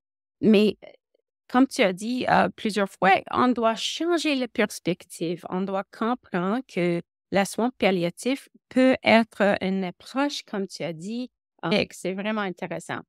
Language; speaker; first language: French; non-native, local second language; English